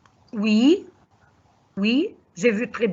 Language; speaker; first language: French; non-native, fluent; Arabic